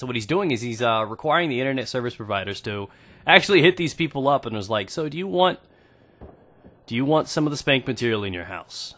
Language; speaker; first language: English; native; English